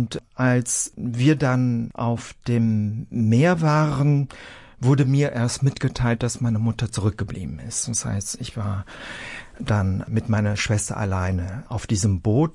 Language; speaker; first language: German; early bilingual, other home language; Vietnamese